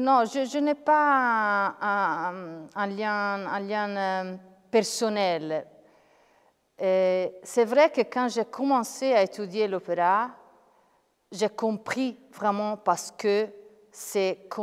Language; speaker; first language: French; non-native, fluent; Italian